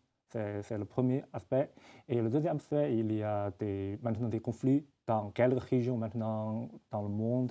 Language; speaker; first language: French; non-native, fluent; Chinese